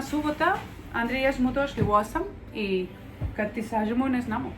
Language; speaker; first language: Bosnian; non-native, learner; Spanish